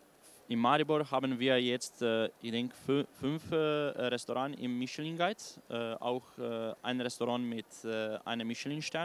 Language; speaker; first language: German; non-native, learner; Slovenian